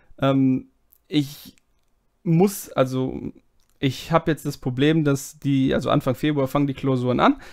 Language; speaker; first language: German; native; German